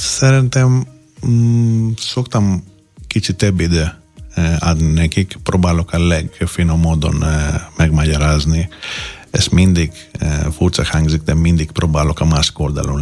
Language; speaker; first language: Hungarian; non-native, fluent; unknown